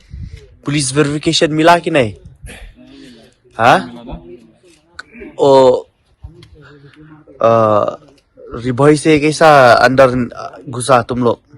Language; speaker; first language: Hindi; non-native, local second language; Khasi